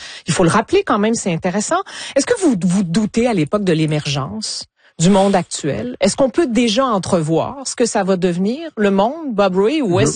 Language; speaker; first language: French; native; French